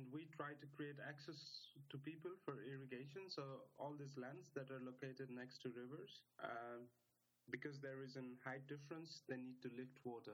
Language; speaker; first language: English; non-native, local second language; Nepali